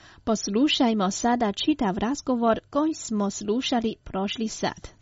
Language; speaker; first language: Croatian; non-native, fluent; Chinese